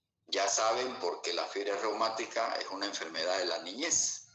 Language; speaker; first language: Spanish; native; Spanish